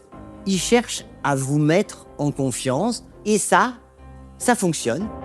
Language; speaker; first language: French; native; French